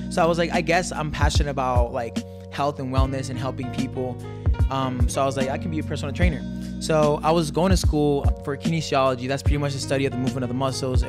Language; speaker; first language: English; early bilingual, other home language; Spanish